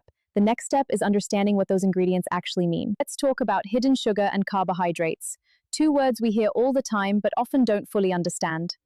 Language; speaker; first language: English; non-native, fluent; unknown